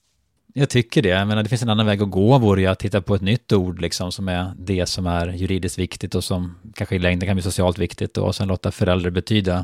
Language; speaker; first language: Swedish; native; Swedish